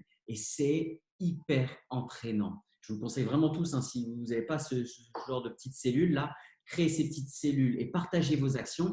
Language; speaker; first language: French; native; French